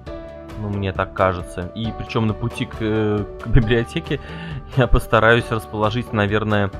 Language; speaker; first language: Russian; native; Russian